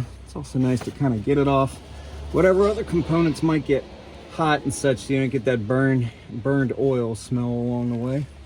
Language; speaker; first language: English; native; English